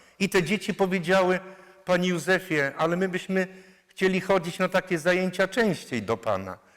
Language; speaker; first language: Polish; non-native, local second language; Kashubian